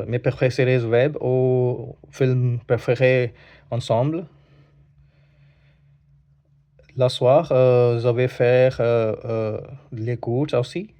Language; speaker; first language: French; non-native, learner; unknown